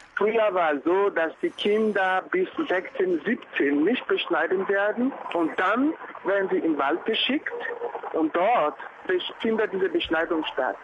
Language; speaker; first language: German; non-native, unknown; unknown